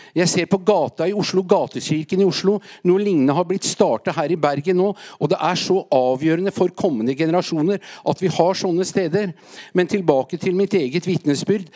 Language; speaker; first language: Norwegian; native; Norwegian